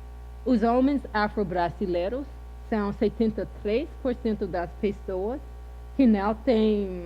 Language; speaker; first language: Portuguese; non-native, fluent; English